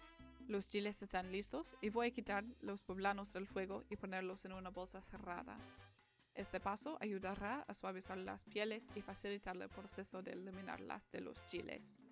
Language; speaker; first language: Spanish; non-native, learner; English